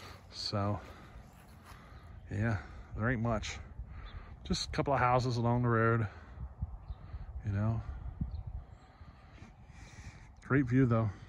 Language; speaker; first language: English; native; English